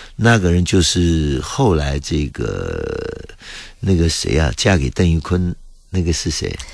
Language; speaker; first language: Chinese; native; Chinese